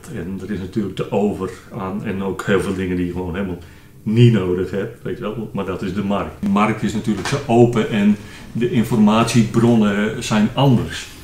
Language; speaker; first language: Dutch; non-native, local second language; Western Frisian